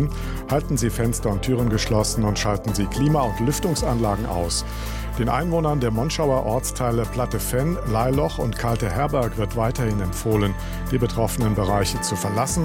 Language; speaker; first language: German; native; German